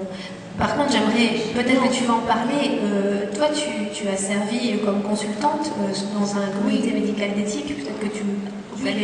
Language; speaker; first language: French; native; French